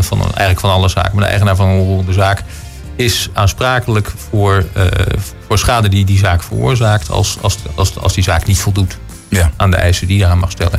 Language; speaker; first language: Dutch; native; Dutch